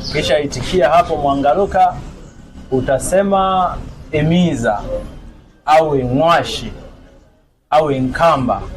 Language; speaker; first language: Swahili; non-native, local second language; Sukuma